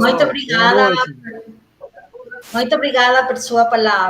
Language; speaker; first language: Portuguese; non-native, learner; Spanish